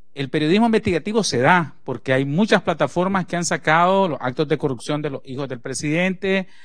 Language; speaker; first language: Spanish; native; Spanish